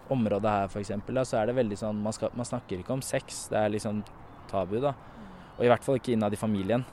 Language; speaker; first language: Norwegian; native; Norwegian